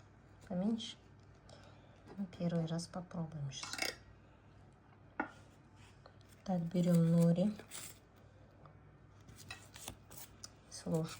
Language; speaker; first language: Russian; non-native, fluent; Uzbek